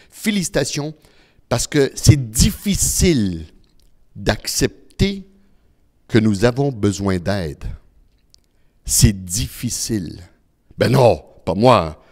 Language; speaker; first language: French; early bilingual, other home language; Italian